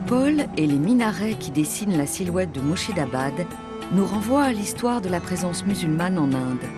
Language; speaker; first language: French; native; French